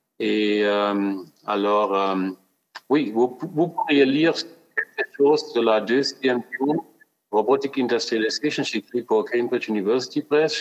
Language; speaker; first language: French; non-native, fluent; German